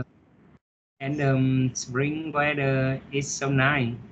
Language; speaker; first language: English; non-native, learner; Vietnamese